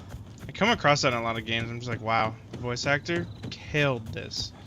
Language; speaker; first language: English; native; English